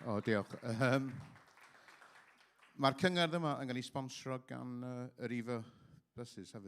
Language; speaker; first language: Welsh; native; Welsh